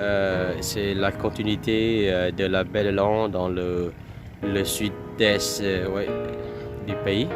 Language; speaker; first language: French; non-native, fluent; Vietnamese